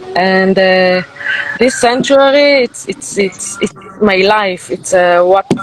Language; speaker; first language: English; non-native, learner; Hebrew